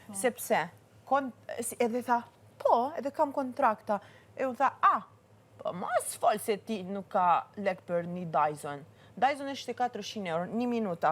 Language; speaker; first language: Albanian; early bilingual, heritage; Albanian